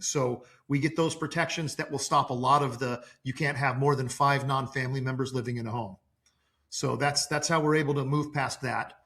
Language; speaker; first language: English; native; English